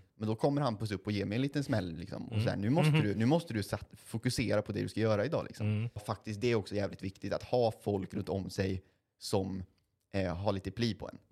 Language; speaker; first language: Swedish; native; Swedish